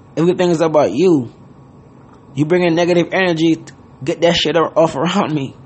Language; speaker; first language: English; non-native, fluent; Haitian Creole